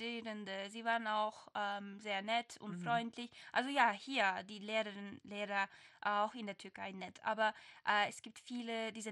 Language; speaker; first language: German; non-native, learner; Turkish